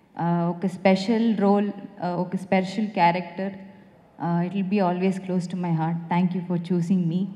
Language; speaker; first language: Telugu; non-native, fluent; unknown